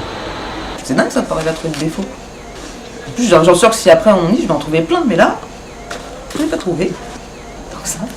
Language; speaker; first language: French; native; French